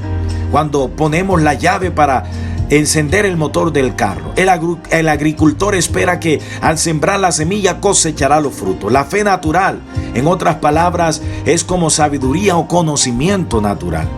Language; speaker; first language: Spanish; native; Spanish